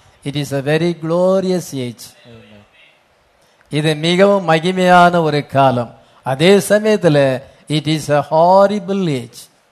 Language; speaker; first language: English; non-native, local second language; Tamil